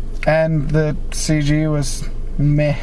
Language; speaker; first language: English; native; English